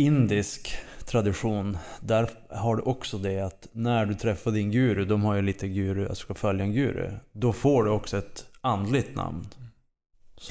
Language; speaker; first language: Swedish; native; Swedish